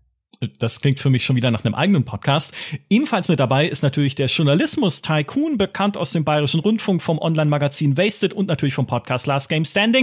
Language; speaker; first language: German; native; German